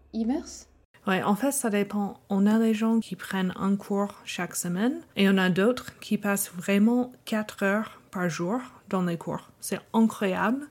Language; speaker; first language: French; non-native, fluent; English